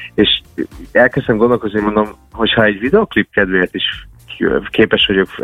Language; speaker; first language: Hungarian; non-native, fluent; English